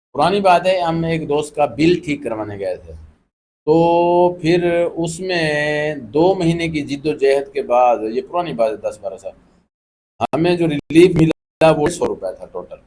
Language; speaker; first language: Urdu; non-native, local second language; Saraiki